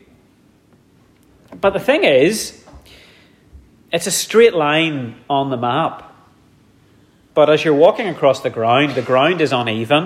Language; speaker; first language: English; native; English